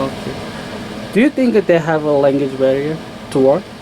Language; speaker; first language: English; non-native, learner; Korean